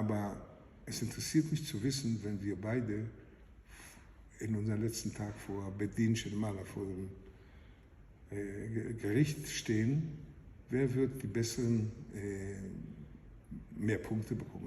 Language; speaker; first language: German; non-native, fluent; Hebrew